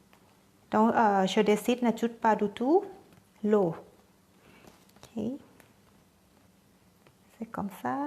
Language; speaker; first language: French; non-native, learner; Thai